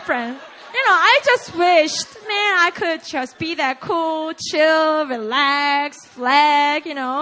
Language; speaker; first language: English; non-native, fluent; Korean